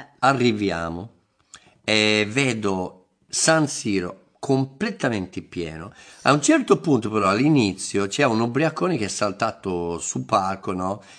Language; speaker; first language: Italian; non-native, fluent; English